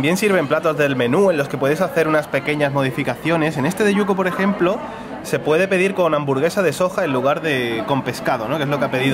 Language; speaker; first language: Spanish; native; Spanish